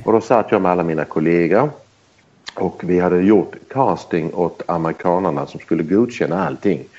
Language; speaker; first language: Swedish; early bilingual, heritage; Swedish